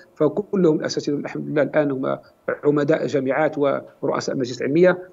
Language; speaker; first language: Arabic; native; Arabic